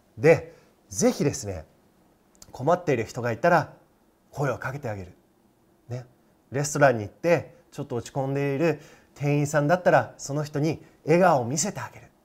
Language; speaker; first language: Japanese; non-native, fluent; English